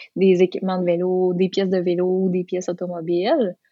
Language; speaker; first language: French; native; French